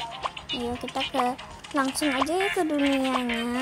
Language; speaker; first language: Indonesian; native; Indonesian